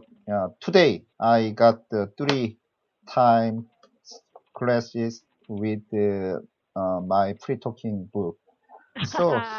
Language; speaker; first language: English; non-native, learner; Korean